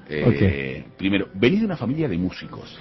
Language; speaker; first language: Spanish; native; Spanish